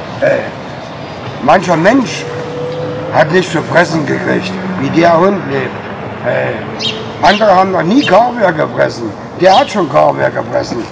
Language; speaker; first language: German; native; German